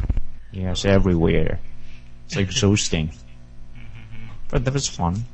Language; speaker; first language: English; non-native, learner; Japanese